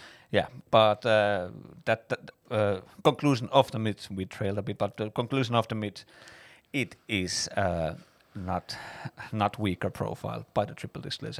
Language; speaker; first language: English; non-native, fluent; Finnish